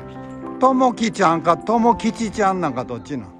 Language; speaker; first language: Japanese; native; Japanese